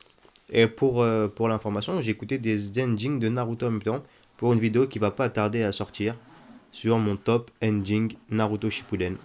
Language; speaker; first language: French; native; French